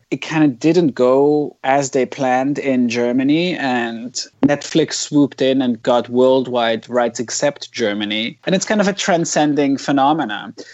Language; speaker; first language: English; non-native, fluent; German